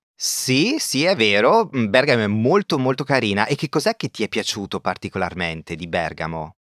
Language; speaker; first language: Italian; native; Italian